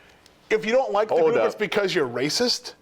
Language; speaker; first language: English; native; English